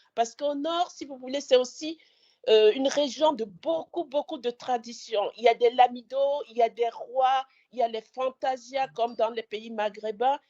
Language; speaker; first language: French; native; French